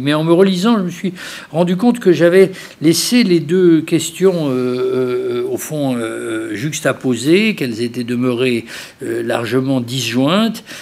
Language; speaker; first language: French; native; French